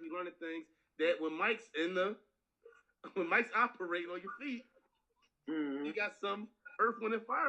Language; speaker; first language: English; native; English